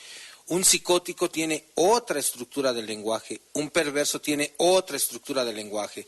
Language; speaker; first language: Spanish; native; Spanish